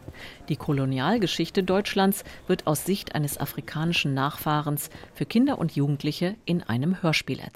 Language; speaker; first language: German; native; German